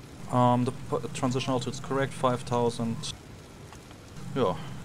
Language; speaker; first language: English; non-native, fluent; German